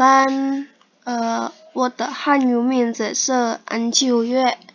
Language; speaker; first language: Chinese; non-native, learner; Indonesian